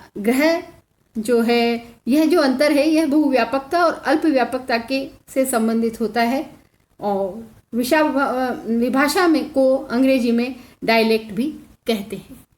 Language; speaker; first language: Hindi; native; Hindi